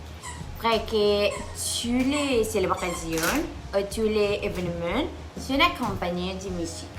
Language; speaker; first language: French; non-native, learner; Spanish